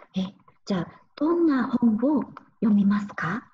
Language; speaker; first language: Japanese; native; Japanese